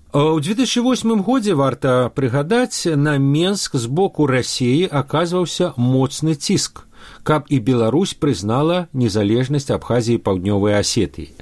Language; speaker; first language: Belarusian; non-native, local second language; Russian